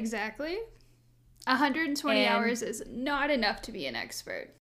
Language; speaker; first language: English; native; English